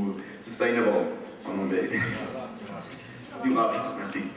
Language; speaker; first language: French; non-native, learner; Swedish